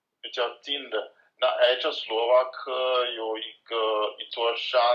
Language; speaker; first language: Chinese; non-native, learner; German